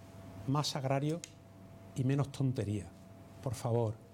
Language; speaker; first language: Spanish; native; Spanish